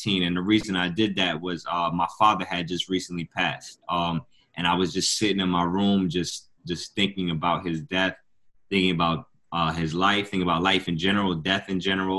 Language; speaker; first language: English; native; English